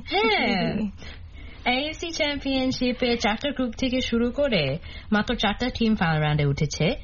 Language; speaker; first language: Bangla; early bilingual, heritage; Bangla